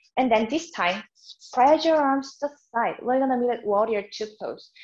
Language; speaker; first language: English; non-native, fluent; Korean